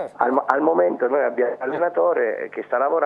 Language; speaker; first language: Italian; native; Italian